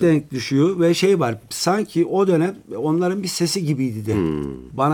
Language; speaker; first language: Turkish; native; Turkish